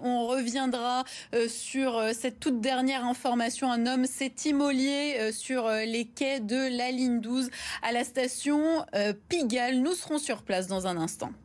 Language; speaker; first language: French; native; French